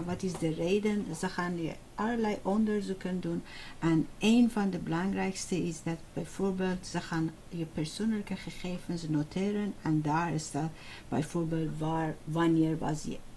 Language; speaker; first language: Dutch; non-native, fluent; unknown